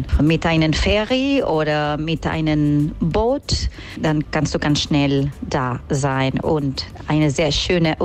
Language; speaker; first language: German; non-native, fluent; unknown